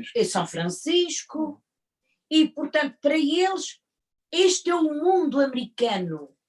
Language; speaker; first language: Portuguese; native; Portuguese